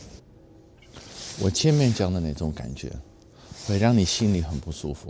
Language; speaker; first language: Chinese; non-native, fluent; Dutch